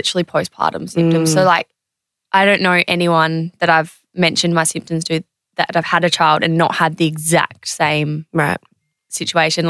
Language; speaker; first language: English; native; English